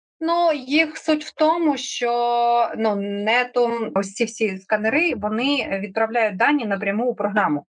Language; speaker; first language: Ukrainian; non-native, local second language; Russian